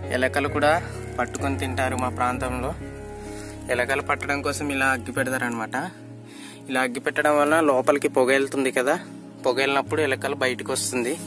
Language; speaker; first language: Telugu; non-native, local second language; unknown